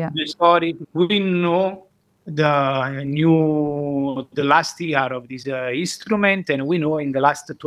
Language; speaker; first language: English; non-native, learner; Italian